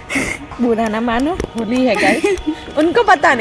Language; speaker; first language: Hindi; non-native, local second language; Gujarati